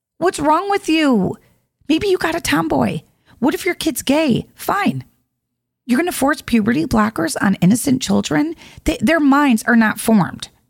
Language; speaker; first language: English; native; English